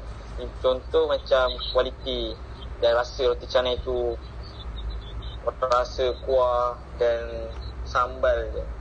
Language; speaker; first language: Malay; native; Malay